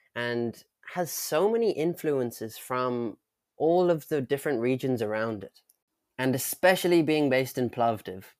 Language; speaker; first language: English; native; English